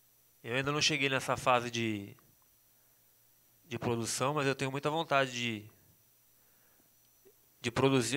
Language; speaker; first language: Portuguese; native; Portuguese